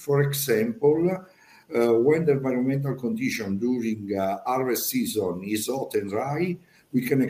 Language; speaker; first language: English; non-native, fluent; Italian